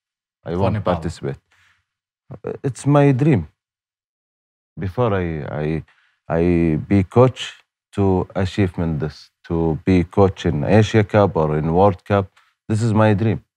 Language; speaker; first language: English; non-native, learner; Arabic